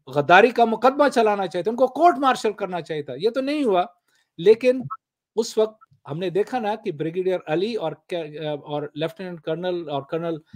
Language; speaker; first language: Urdu; non-native, local second language; Pashto